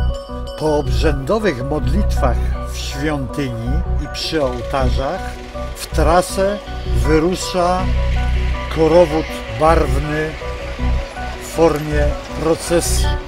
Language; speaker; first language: Polish; native; Polish